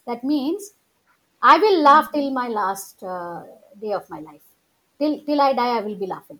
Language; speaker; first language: English; non-native, local second language; Gujarati